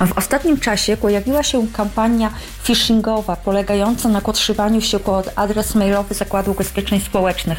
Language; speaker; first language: Polish; native; Polish